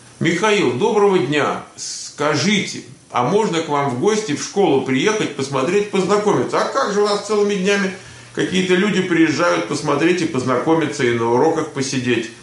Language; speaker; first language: Russian; native; Russian